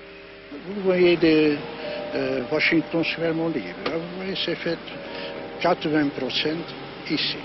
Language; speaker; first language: French; non-native, learner; Hungarian